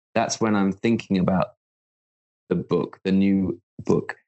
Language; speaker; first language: English; native; English